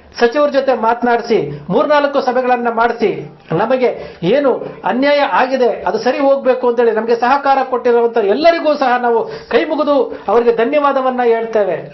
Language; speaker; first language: Kannada; native; Kannada